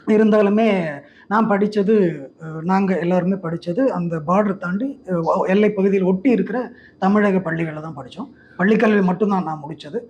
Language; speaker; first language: Tamil; non-native, local second language; Malayalam